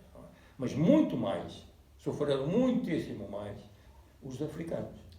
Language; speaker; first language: Portuguese; native; Portuguese